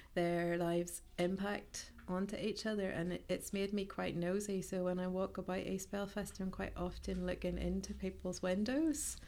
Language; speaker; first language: English; native; English